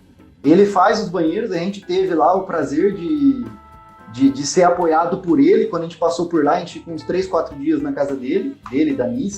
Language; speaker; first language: Portuguese; native; Portuguese